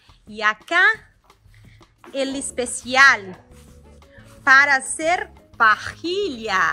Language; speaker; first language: Spanish; non-native, learner; Portuguese